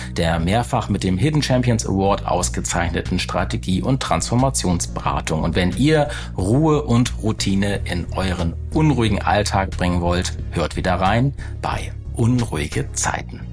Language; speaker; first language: German; native; German